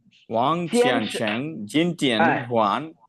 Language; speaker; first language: Chinese; non-native, learner; Tamil